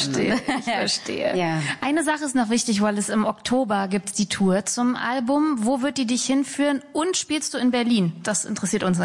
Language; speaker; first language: German; native; German